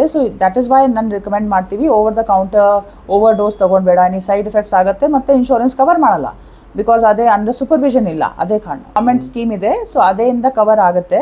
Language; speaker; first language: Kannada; non-native, fluent; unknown